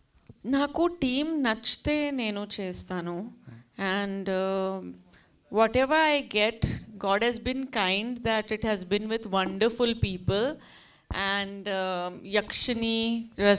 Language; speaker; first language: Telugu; non-native, learner; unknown